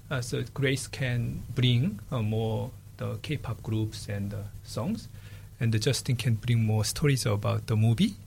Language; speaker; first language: English; non-native, fluent; Korean